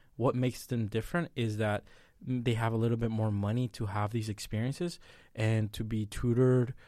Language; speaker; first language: English; early bilingual, other home language; Spanish